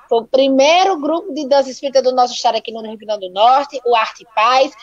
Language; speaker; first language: Portuguese; native; Portuguese